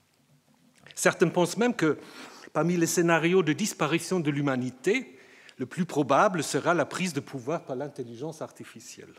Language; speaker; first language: French; native; French